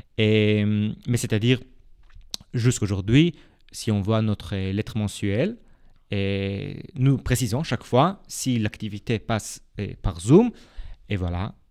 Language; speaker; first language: French; non-native, fluent; Hebrew